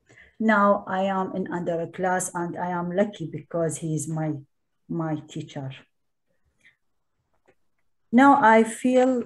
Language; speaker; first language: English; non-native, learner; Arabic